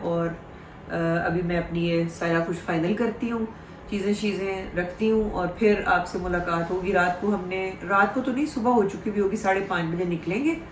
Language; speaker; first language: Urdu; native; Urdu